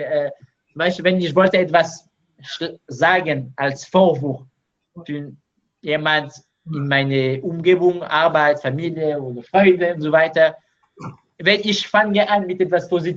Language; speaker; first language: German; non-native, learner; Hebrew